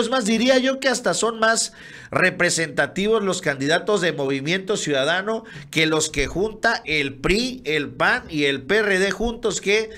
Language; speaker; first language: Spanish; native; Spanish